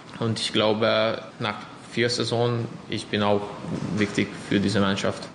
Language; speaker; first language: German; non-native, learner; Hungarian